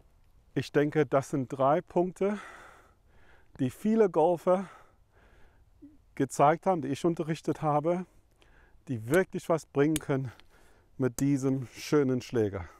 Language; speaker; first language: German; non-native, fluent; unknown